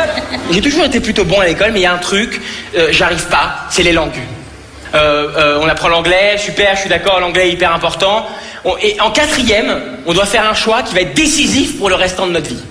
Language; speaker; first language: French; native; French